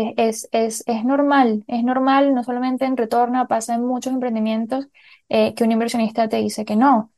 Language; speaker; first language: Spanish; native; Spanish